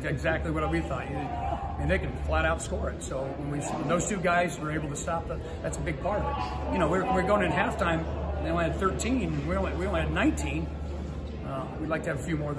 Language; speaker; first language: English; native; English